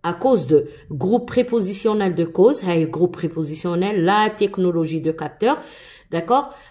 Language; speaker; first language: French; non-native, local second language; Arabic